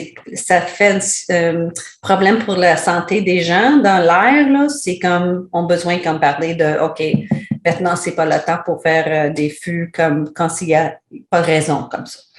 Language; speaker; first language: French; non-native, learner; English